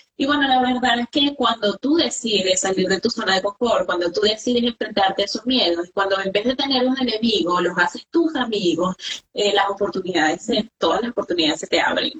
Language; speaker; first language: Spanish; native; Spanish